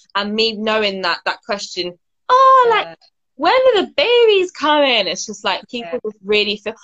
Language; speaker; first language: English; native; English